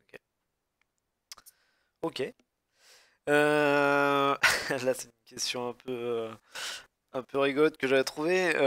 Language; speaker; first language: French; native; French